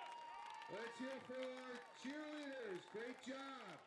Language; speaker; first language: English; native; English